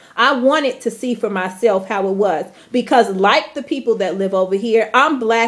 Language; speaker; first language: English; native; English